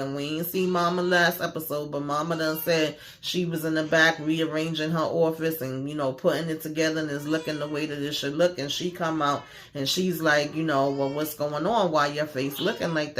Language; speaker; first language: English; native; English